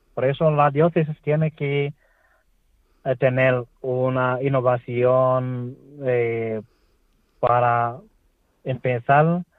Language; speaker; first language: Spanish; non-native, learner; Swahili